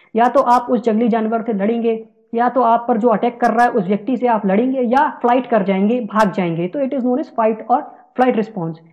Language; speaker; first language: Hindi; native; Hindi